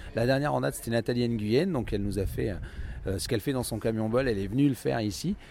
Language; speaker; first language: French; native; French